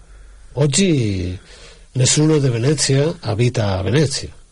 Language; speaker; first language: Italian; non-native, learner; Catalan